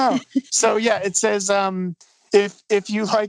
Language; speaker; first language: English; native; English